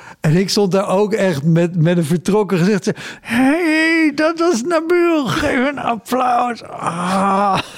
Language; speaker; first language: Dutch; native; Dutch